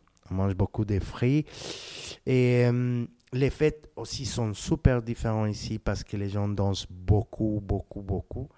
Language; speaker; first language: French; non-native, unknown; Spanish